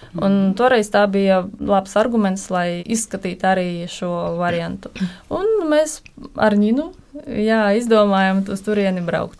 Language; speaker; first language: Latvian; non-native, local second language; Russian